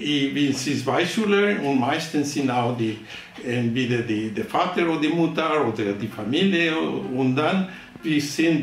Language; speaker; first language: German; non-native, fluent; Spanish